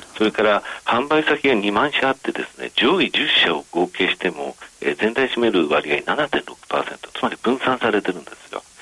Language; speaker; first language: Japanese; native; Japanese